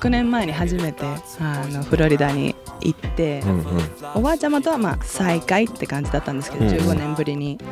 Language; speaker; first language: Japanese; native; Japanese